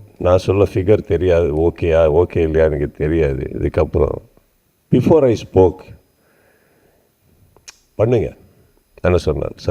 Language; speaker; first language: Tamil; non-native, learner; Kannada